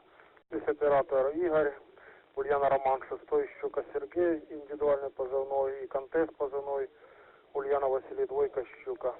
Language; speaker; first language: Russian; native; Russian